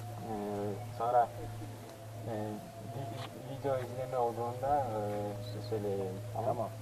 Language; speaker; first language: Turkish; non-native, local second language; Kyrgyz